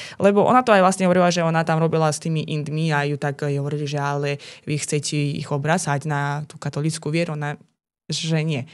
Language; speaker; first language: Slovak; non-native, fluent; Azerbaijani